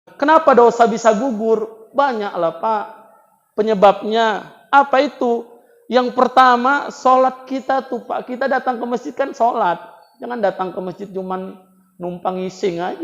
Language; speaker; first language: Indonesian; native; Indonesian